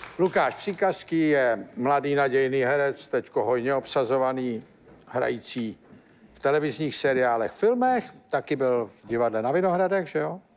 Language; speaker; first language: Czech; native; Czech